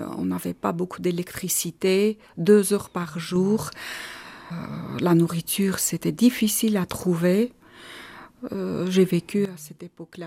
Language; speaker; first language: French; non-native, fluent; Armenian